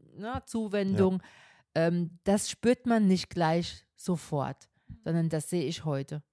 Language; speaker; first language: German; native; German